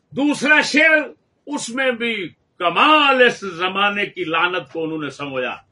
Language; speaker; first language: Urdu; non-native, local second language; Punjabi